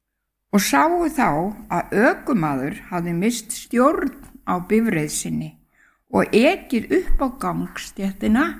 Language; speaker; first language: Icelandic; native; Icelandic